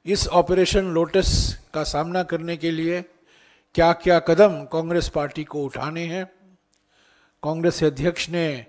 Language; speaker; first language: Hindi; non-native, local second language; Tamil